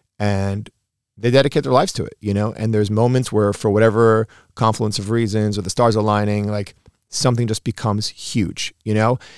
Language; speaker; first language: English; early bilingual, other home language; Spanish